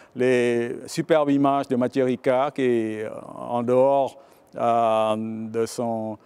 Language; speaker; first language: French; early bilingual, other home language; Vietnamese